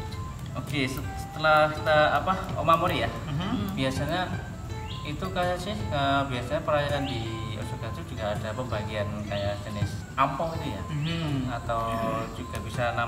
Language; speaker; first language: Indonesian; native; Indonesian